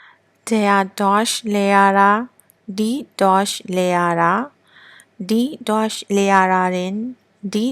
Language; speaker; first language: German; non-native, fluent; Burmese